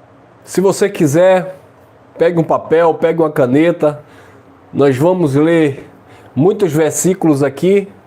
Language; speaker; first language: Portuguese; native; Portuguese